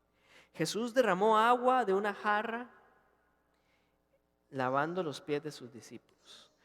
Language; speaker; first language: Spanish; native; Spanish